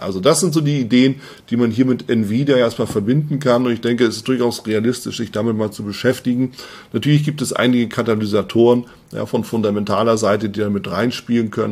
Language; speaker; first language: German; native; German